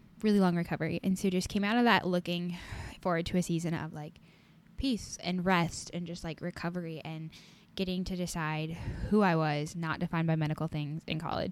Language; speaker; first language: English; native; English